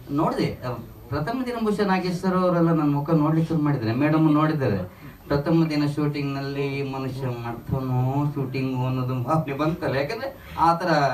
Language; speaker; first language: Kannada; native; Kannada